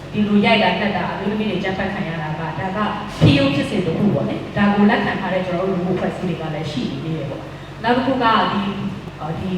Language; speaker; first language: Burmese; non-native, local second language; Shwe Palaung